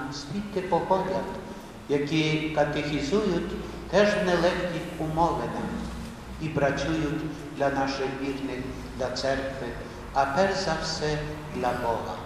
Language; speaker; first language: Ukrainian; early bilingual, heritage; Ukrainian